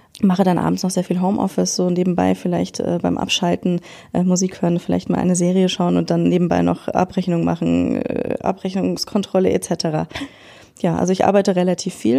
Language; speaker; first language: German; native; German